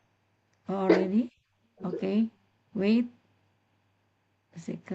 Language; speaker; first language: English; non-native, learner; Indonesian